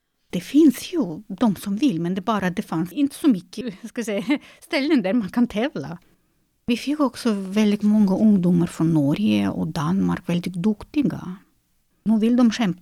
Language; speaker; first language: Swedish; non-native, fluent; Russian